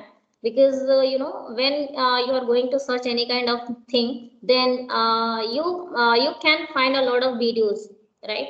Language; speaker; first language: English; non-native, local second language; Hindi